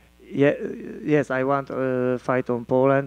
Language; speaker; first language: English; non-native, learner; Polish